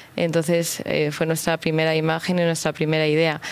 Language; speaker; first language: Spanish; native; Spanish